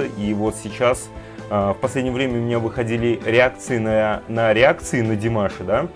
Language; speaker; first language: Russian; native; Russian